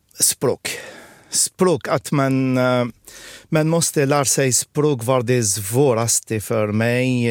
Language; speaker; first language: Swedish; non-native, fluent; Arabic